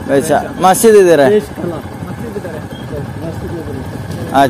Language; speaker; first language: Hindi; non-native, local second language; Malayalam